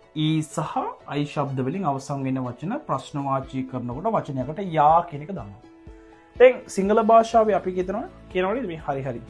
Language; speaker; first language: Sinhala; non-native, local second language; Tamil